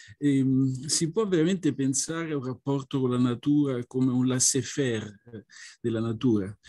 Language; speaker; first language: Italian; native; Italian